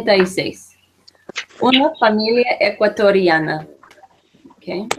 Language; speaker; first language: Spanish; non-native, fluent; English